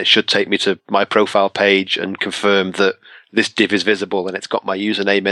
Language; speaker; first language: English; native; English